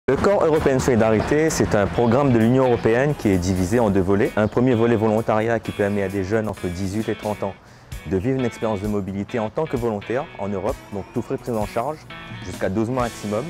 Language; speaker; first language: French; native; French